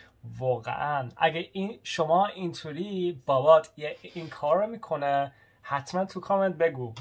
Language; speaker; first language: Persian; early bilingual, heritage; Persian